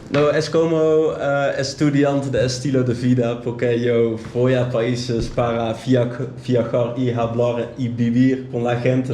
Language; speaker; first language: Spanish; non-native, learner; Dutch